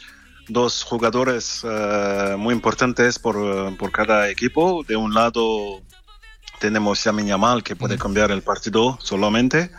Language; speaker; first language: Spanish; non-native, fluent; French